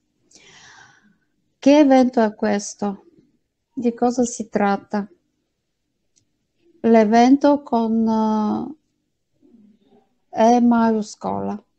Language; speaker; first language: Italian; non-native, fluent; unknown